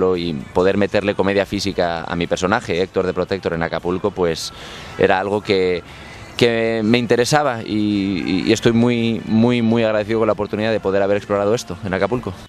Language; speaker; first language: Spanish; native; Spanish